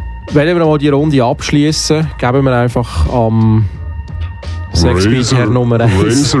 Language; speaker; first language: German; native; German